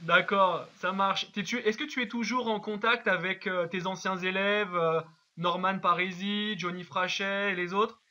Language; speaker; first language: French; native; French